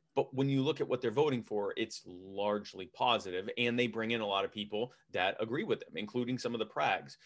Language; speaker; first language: English; native; English